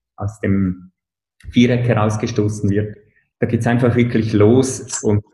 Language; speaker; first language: German; native; German